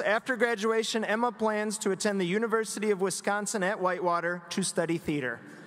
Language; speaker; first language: English; native; English